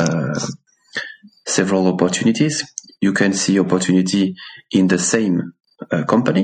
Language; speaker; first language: English; non-native, fluent; French